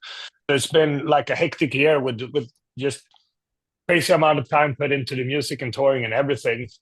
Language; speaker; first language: English; non-native, fluent; Swedish